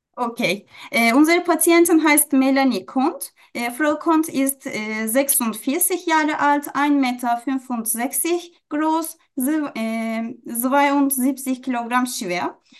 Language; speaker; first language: German; non-native, learner; Turkish